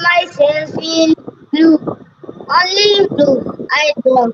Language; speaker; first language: English; non-native, learner; Bangla